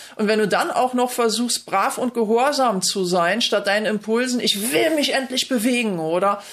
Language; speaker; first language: German; native; German